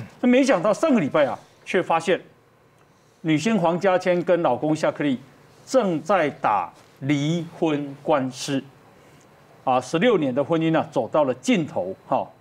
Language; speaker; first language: Chinese; native; Chinese